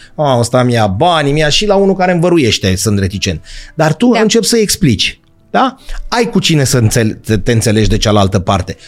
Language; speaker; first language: Romanian; native; Romanian